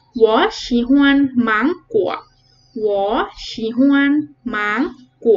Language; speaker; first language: Chinese; non-native, fluent; Thai